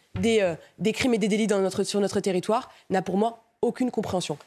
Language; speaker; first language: French; native; French